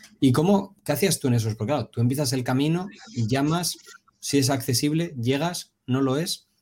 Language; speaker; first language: Spanish; native; Spanish